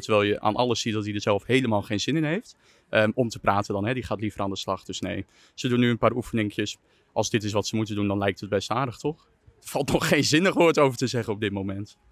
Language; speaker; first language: Dutch; native; Dutch